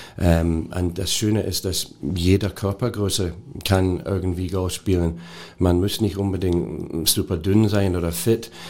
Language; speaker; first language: German; non-native, fluent; English